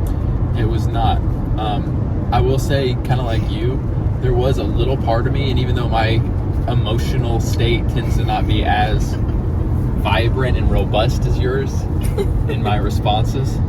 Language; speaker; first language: English; native; English